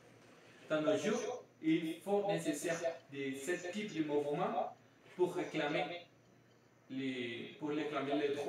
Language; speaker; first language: French; non-native, learner; Spanish